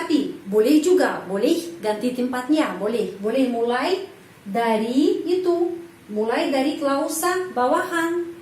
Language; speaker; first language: Indonesian; non-native, fluent; Russian